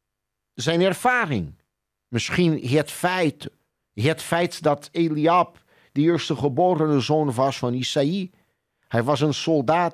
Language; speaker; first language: Dutch; non-native, fluent; Portuguese